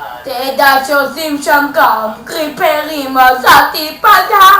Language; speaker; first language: Hebrew; native; Hebrew